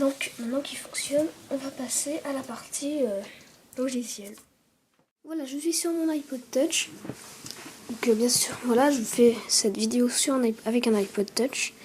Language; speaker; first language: French; native; French